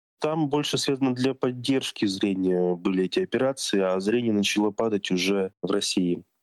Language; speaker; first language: Russian; native; Russian